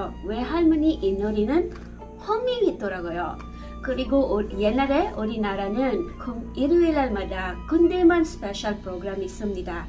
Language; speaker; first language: Korean; non-native, learner; Filipino